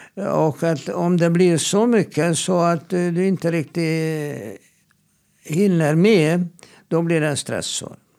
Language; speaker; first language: Swedish; non-native, fluent; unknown